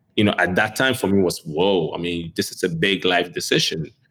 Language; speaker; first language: English; non-native, local second language; Akan